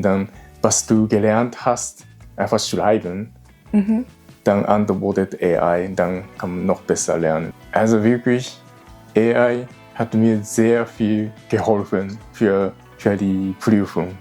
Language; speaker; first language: German; non-native, learner; Japanese